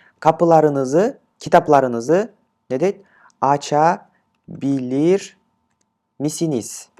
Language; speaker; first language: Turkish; non-native, fluent; Kyrgyz